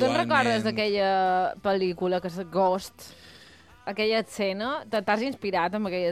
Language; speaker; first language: Catalan; native; Catalan